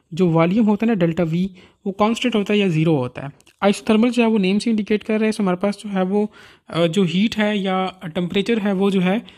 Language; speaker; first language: Urdu; non-native, local second language; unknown